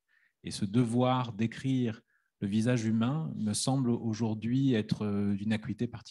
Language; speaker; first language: French; native; French